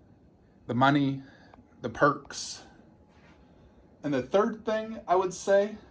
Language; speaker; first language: English; native; English